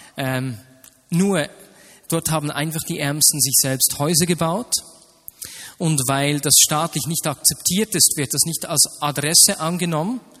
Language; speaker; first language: German; native; German